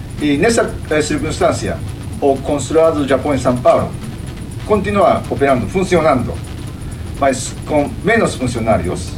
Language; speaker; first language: Portuguese; non-native, fluent; Japanese